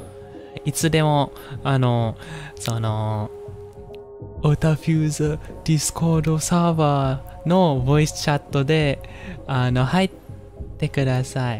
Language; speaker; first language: Japanese; non-native, learner; Indonesian